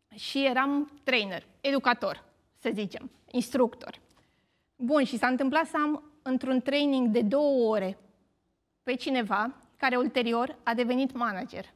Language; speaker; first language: Romanian; native; Romanian